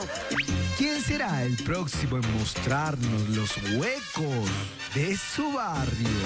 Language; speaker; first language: Spanish; native; Spanish